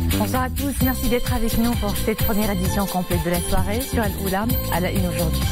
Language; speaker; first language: French; non-native, local second language; Arabic